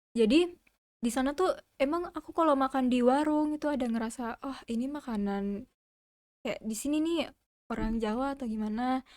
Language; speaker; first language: Indonesian; native; Indonesian